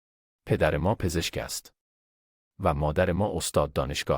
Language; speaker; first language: Persian; non-native, fluent; Urdu